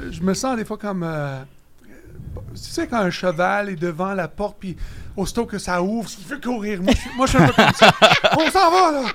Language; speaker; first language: French; native; French